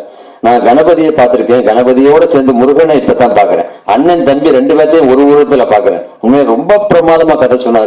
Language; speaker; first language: Tamil; native; Tamil